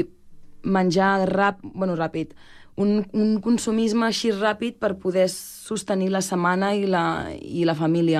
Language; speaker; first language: Catalan; native; Catalan